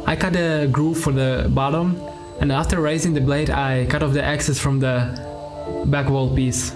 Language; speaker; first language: English; non-native, learner; Ukrainian